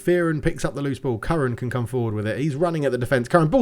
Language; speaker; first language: English; native; English